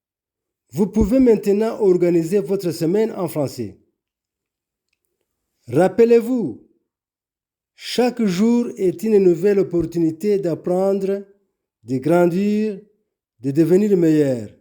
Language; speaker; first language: French; non-native, local second language; Kinyarwanda